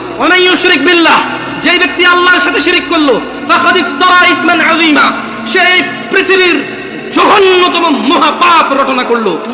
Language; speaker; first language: Bangla; early bilingual, heritage; Bangla